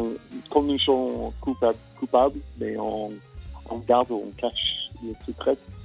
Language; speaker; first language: French; non-native, fluent; English